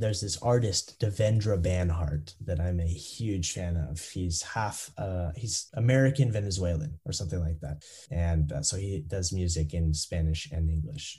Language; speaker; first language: English; native; English